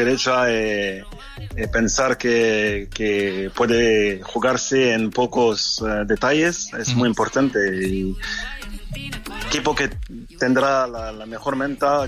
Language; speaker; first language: Spanish; non-native, fluent; French